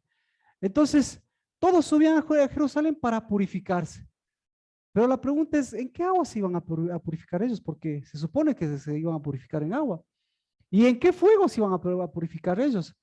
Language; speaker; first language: Spanish; native; Spanish